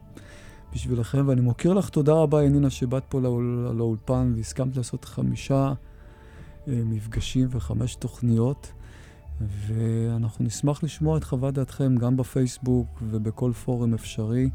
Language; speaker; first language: Hebrew; native; Hebrew